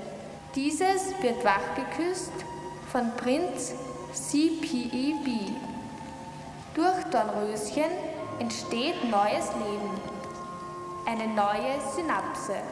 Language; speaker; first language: German; native; German